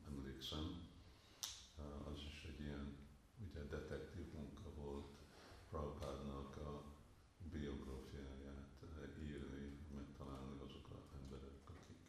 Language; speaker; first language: Hungarian; early bilingual, heritage; Hungarian